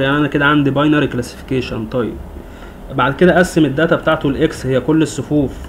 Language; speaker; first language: Arabic; native; Arabic